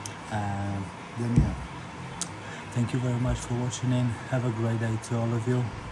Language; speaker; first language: English; non-native, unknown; Polish